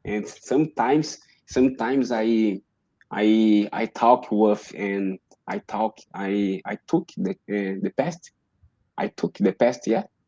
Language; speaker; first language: English; non-native, learner; Portuguese